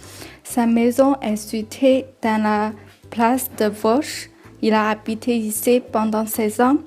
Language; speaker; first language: French; non-native, learner; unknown